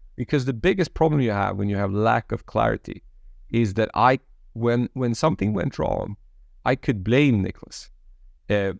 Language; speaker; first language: English; early bilingual, other home language; Polish